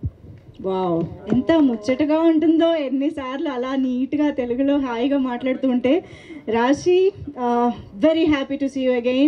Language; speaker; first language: Telugu; native; Telugu